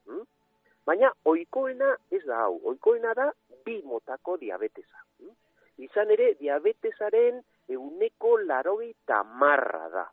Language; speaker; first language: Basque; native; Basque